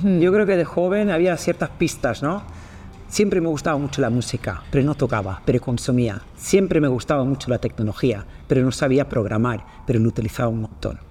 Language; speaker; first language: Spanish; non-native, fluent; Swedish